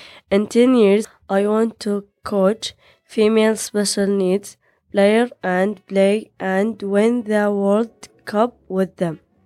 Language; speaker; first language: English; non-native, learner; Arabic